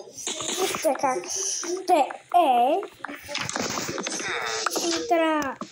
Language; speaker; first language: Bulgarian; early bilingual, heritage; Bulgarian